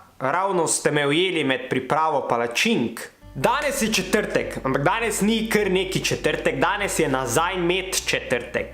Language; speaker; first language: Slovenian; native; Slovenian